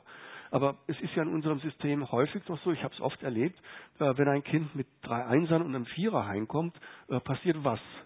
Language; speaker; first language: German; native; German